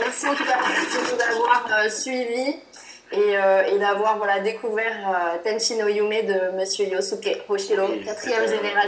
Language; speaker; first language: French; native; French